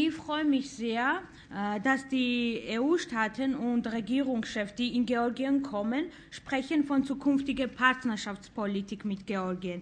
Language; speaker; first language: German; non-native, fluent; Georgian